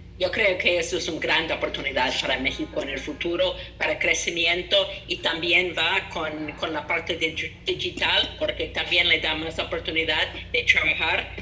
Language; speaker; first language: Spanish; non-native, fluent; English